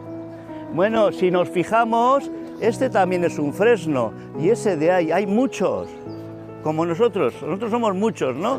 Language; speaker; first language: Spanish; non-native, local second language; Basque